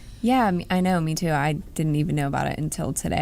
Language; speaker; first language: English; native; English